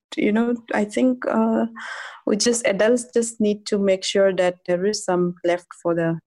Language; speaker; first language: English; non-native, local second language; Adi